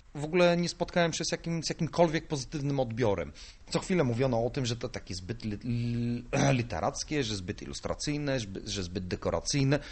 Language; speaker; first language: Polish; non-native, fluent; Bulgarian